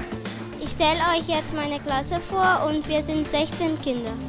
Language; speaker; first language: German; early bilingual, heritage; German